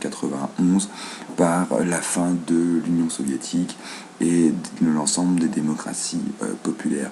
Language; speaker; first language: French; native; French